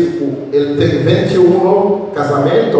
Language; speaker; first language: Portuguese; non-native, learner; Haitian Creole